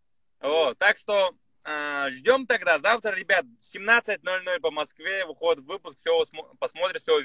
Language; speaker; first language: Russian; native; Russian